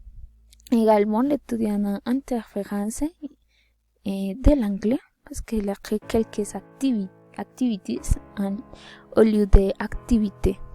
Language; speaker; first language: French; non-native, learner; Spanish